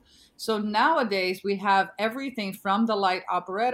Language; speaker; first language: English; non-native, fluent; Portuguese